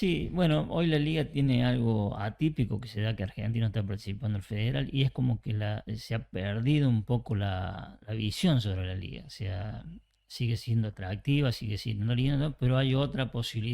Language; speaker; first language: Spanish; native; Spanish